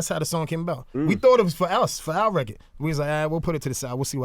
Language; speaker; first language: English; native; English